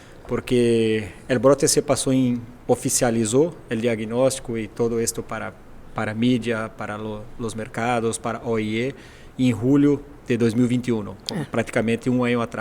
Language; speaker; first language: Spanish; non-native, fluent; Portuguese